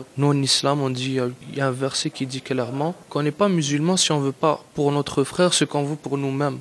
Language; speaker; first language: French; non-native, local second language; Arabic